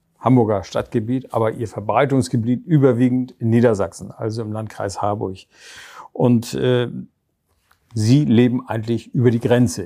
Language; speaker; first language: German; native; German